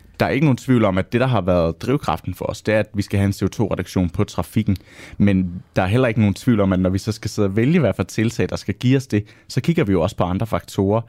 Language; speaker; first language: Danish; native; Danish